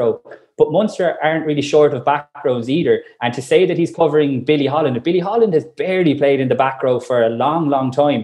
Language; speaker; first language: English; native; English